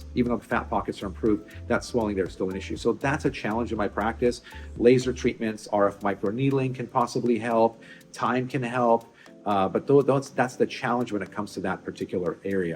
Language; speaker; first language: English; native; English